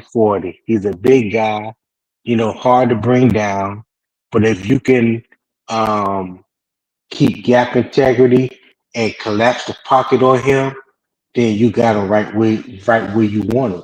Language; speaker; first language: English; native; English